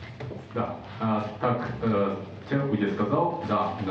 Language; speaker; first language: Russian; non-native, learner; Japanese